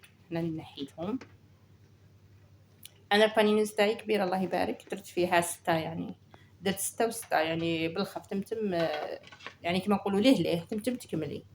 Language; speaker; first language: Arabic; native; Arabic